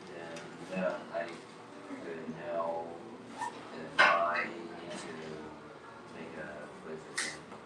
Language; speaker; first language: English; non-native, learner; Chinese